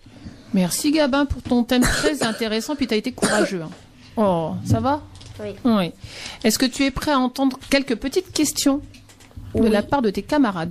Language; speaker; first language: French; native; French